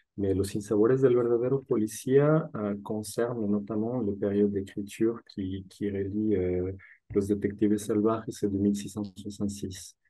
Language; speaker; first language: French; non-native, fluent; Spanish